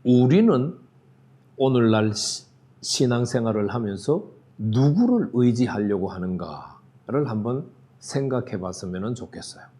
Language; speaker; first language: Korean; native; Korean